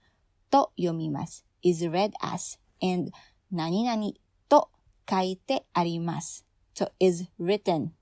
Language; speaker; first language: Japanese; non-native, fluent; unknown